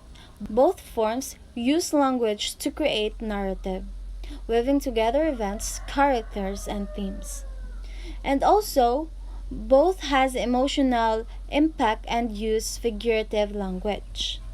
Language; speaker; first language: English; non-native, fluent; Filipino